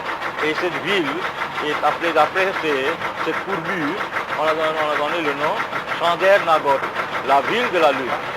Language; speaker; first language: French; non-native, fluent; Bangla